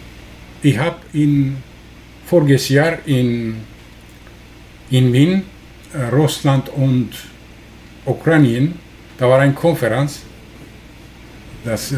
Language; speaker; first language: German; non-native, learner; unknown